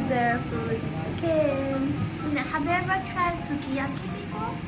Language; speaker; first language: English; non-native, fluent; Japanese